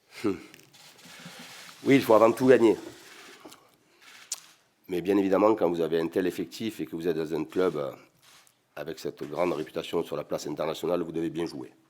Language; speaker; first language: French; native; French